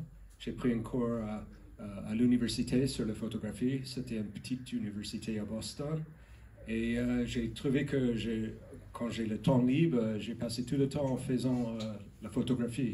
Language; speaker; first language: French; non-native, learner; English